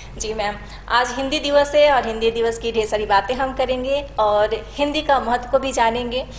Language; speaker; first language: Hindi; native; Hindi